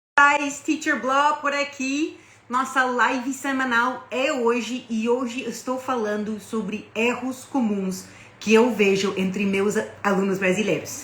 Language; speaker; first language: Portuguese; non-native, fluent; English